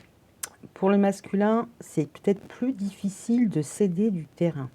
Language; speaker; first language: French; native; French